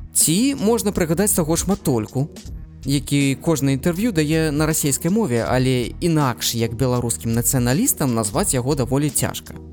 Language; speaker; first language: Belarusian; non-native, local second language; Russian